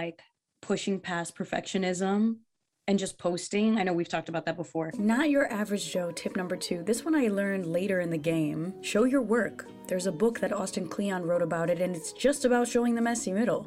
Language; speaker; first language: English; early bilingual, other home language; Portuguese